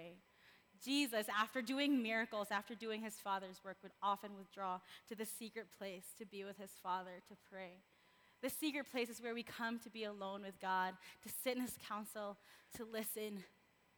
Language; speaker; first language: English; non-native, local second language; Filipino